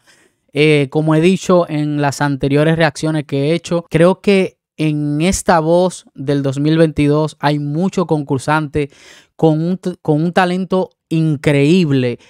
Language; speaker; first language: Spanish; native; Spanish